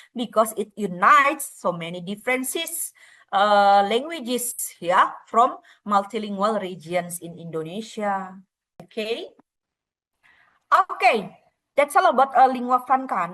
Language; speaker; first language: English; non-native, fluent; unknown